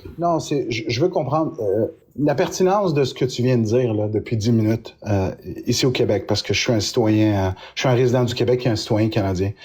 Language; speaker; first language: French; native; French